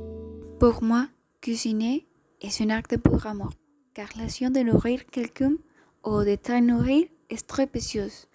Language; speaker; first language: French; non-native, learner; Spanish